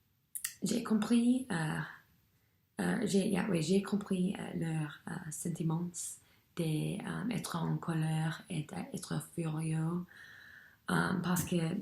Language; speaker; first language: French; non-native, learner; English